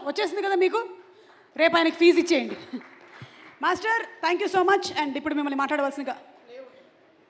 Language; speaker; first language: Telugu; native; Telugu